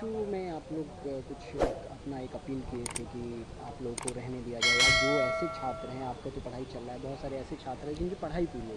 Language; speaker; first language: Hindi; native; Hindi